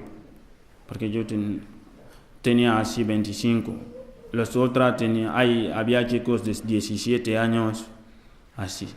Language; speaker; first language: Spanish; non-native, learner; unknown